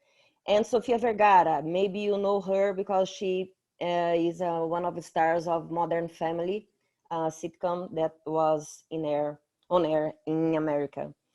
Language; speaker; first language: English; non-native, fluent; Portuguese